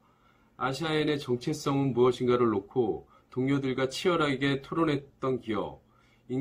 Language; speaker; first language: Korean; native; Korean